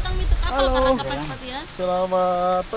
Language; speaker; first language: Indonesian; non-native, learner; Danish